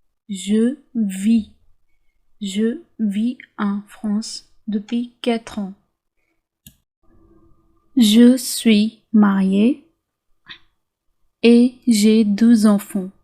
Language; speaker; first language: French; non-native, fluent; Urdu